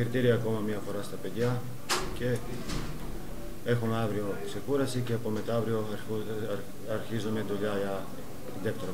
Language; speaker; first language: Greek; non-native, fluent; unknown